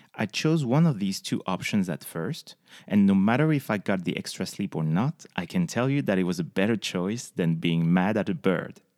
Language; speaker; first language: English; non-native, fluent; French